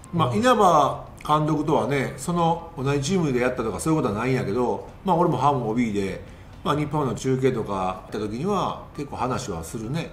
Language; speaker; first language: Japanese; native; Japanese